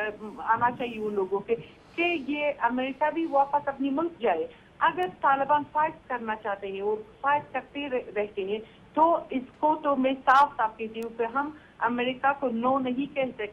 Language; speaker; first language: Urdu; non-native, fluent; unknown